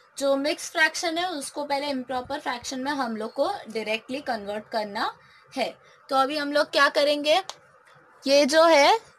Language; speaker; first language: Hindi; non-native, local second language; Marathi